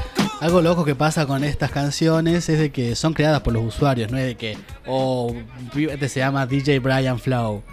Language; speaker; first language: Spanish; native; Spanish